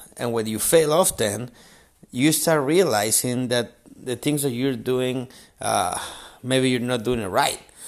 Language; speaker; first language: English; non-native, fluent; Spanish